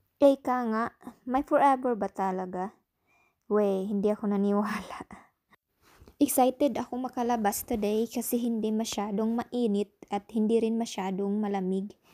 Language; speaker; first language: Filipino; non-native, local second language; Cebuano